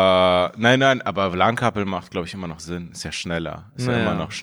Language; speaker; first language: German; early bilingual, other home language; Persian